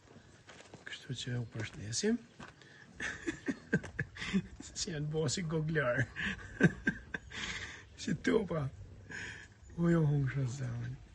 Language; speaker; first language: Albanian; native; Albanian